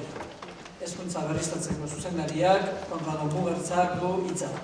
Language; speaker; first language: Basque; native; Basque